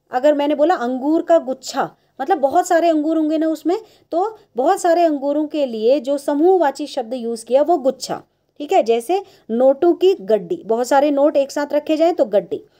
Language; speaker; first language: Hindi; native; Hindi